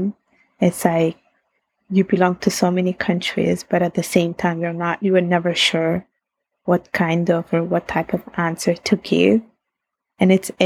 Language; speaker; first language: English; non-native, fluent; Italian